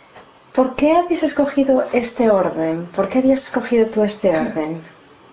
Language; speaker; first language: Spanish; native; Spanish